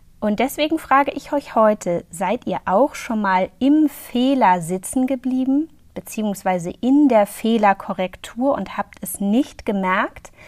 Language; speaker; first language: German; native; German